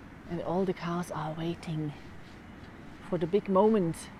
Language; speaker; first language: English; non-native, fluent; Swiss German